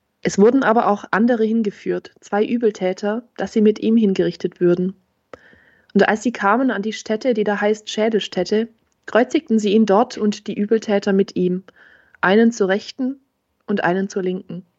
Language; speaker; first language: German; native; German